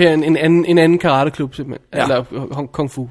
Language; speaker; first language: Danish; native; Danish